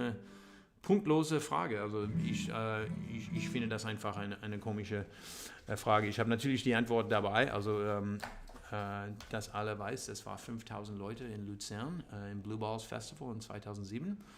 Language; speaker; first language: German; non-native, learner; English